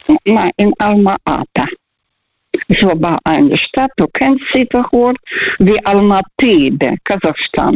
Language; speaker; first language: German; non-native, fluent; Russian